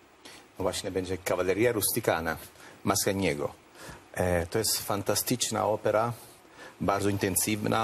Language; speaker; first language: Polish; non-native, learner; Italian